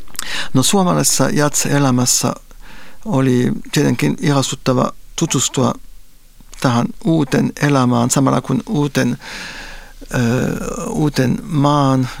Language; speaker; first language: Finnish; non-native, fluent; Spanish